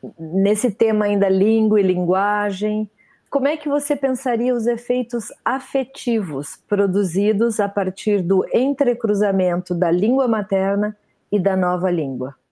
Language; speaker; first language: Portuguese; native; Portuguese